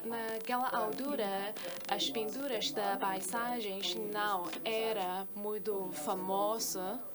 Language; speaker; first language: Portuguese; non-native, fluent; Chinese